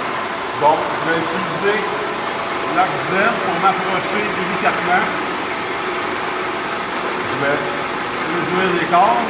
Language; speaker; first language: French; native; French